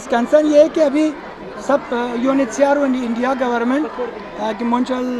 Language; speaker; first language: Hindi; non-native, fluent; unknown